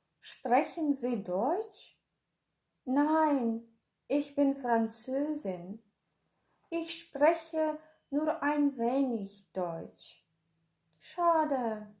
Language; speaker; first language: German; non-native, fluent; Ukrainian